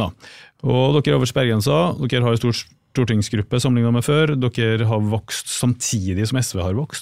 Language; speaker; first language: Norwegian; native; Norwegian